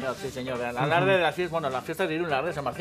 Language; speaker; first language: Spanish; native; Spanish